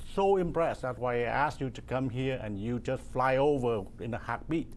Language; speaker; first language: English; non-native, learner; Vietnamese